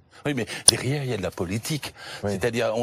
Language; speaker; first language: French; native; French